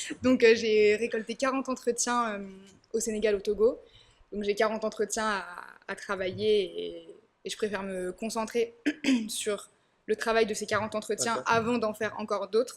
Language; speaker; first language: French; native; French